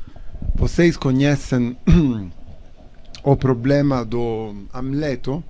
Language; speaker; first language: Portuguese; non-native, learner; Italian